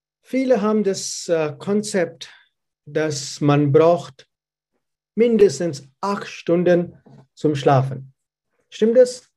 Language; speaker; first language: German; non-native, learner; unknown